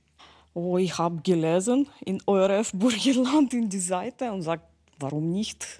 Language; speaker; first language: German; non-native, fluent; Ukrainian